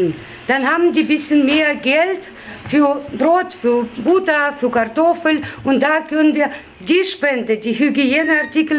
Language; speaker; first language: German; non-native, fluent; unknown